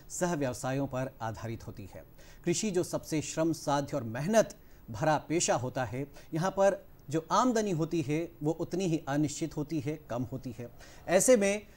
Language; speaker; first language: Hindi; native; Hindi